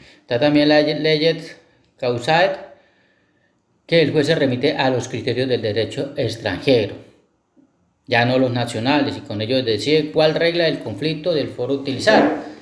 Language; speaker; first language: Spanish; native; Spanish